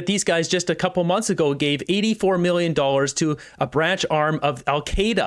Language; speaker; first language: English; native; English